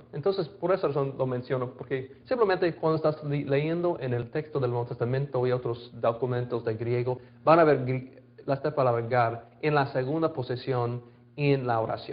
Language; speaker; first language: Spanish; non-native, fluent; English